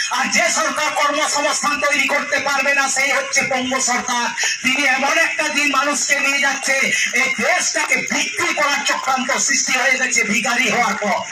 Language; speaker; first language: Bangla; non-native, local second language; Santali